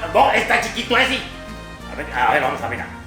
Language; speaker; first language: Spanish; native; Spanish